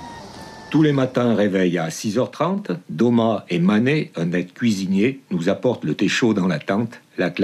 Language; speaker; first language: French; native; French